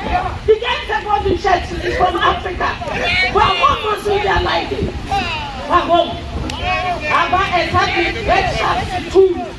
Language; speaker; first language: German; non-native, learner; Yoruba